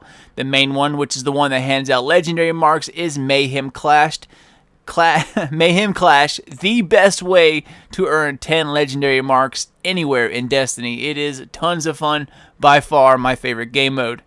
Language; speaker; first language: English; native; English